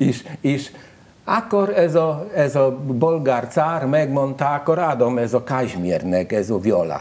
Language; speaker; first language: Hungarian; non-native, learner; Polish